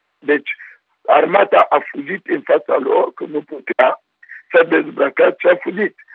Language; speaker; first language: Romanian; non-native, fluent; Sango